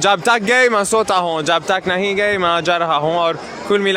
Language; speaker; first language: Hindi; non-native, learner; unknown